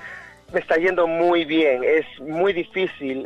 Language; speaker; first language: Spanish; early bilingual, heritage; Spanish